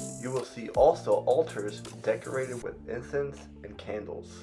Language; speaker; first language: English; native; English